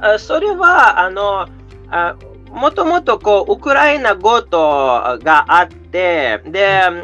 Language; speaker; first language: Japanese; non-native, fluent; Russian